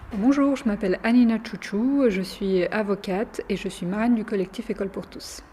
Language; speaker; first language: French; early bilingual, other home language; Romany